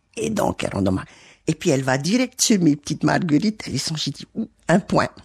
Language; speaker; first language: French; native; French